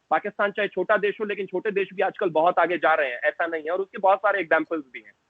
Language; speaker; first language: Hindi; native; Hindi